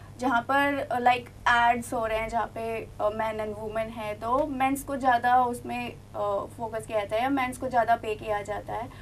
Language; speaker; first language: Hindi; non-native, local second language; Gujarati